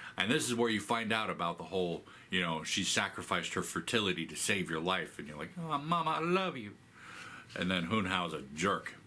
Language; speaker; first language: English; native; English